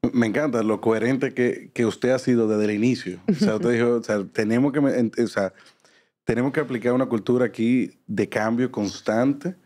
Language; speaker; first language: Spanish; native; Spanish